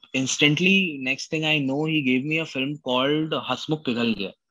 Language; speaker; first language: Hindi; native; Hindi